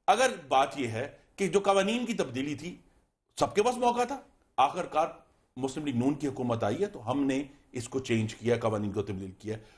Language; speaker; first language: Urdu; native; Urdu